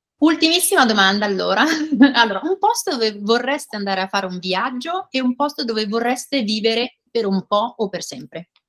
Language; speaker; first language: Italian; native; Italian